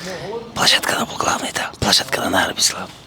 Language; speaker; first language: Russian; non-native, local second language; Kyrgyz